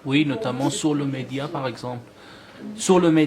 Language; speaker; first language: French; non-native, learner; Persian